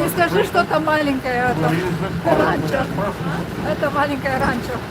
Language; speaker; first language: Russian; non-native, local second language; Romanian